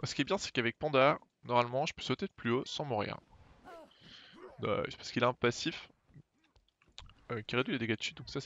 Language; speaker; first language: French; native; French